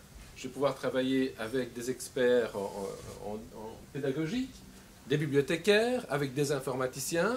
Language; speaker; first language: French; native; French